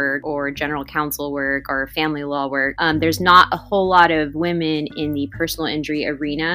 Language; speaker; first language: English; native; English